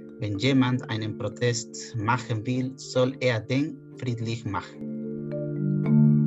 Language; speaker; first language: German; non-native, fluent; Spanish